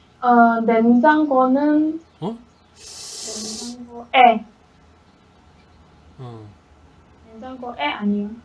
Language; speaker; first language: Korean; non-native, learner; Chinese